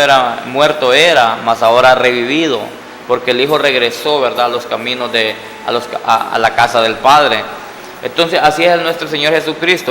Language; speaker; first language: Spanish; native; Spanish